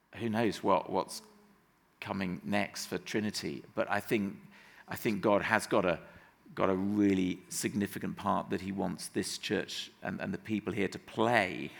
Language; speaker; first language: English; native; English